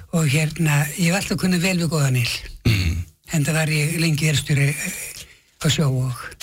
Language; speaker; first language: Icelandic; native; Icelandic